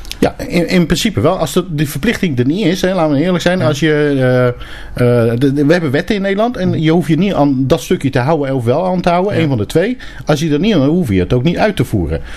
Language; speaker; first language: Dutch; early bilingual, other home language; Turkish